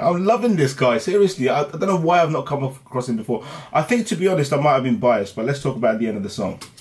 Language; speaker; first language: English; early bilingual, other home language; Urdu